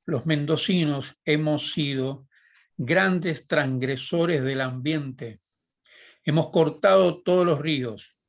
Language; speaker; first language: Spanish; native; Spanish